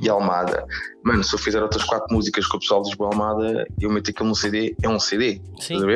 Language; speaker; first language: Portuguese; native; Portuguese